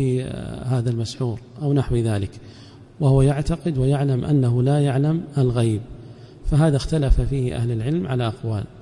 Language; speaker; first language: Arabic; native; Arabic